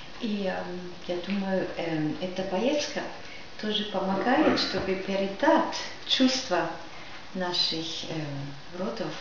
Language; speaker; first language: Russian; non-native, fluent; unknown